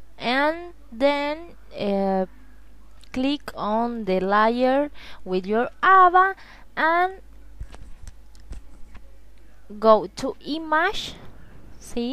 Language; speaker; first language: English; non-native, learner; Spanish